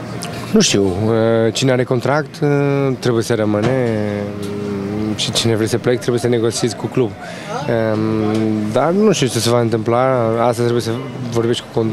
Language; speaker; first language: Romanian; non-native, learner; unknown